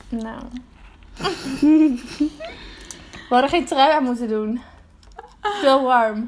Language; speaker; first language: Dutch; native; Dutch